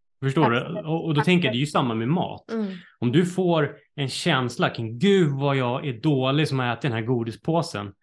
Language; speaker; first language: Swedish; native; Swedish